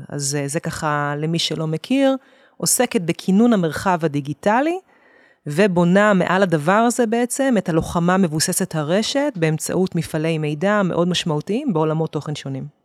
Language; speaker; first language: Hebrew; native; Hebrew